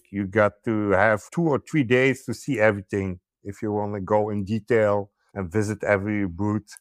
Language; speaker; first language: English; non-native, learner; Dutch